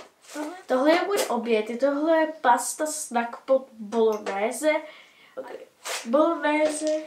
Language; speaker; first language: Czech; early bilingual, heritage; Czech